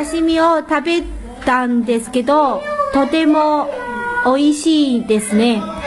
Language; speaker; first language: Japanese; non-native, learner; Chinese